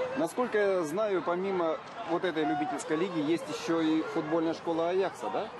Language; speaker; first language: Russian; native; Russian